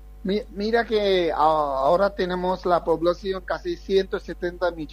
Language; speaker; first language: Spanish; non-native, fluent; Bangla